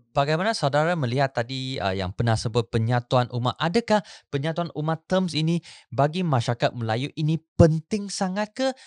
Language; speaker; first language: Malay; non-native, local second language; Chinese